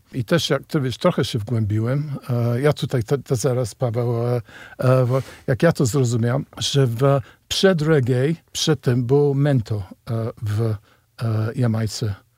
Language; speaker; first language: Polish; non-native, fluent; English